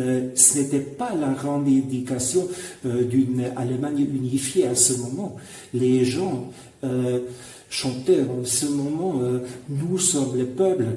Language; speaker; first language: French; non-native, fluent; German